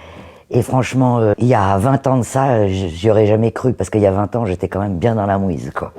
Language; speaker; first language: French; native; French